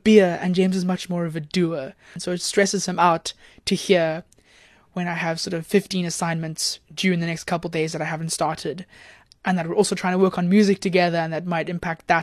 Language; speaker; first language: English; native; English